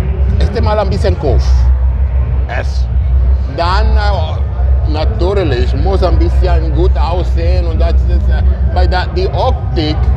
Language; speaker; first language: German; non-native, fluent; Italian